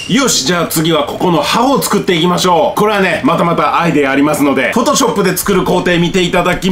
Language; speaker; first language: Japanese; native; Japanese